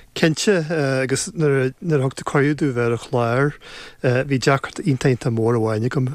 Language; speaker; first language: Irish; native; Irish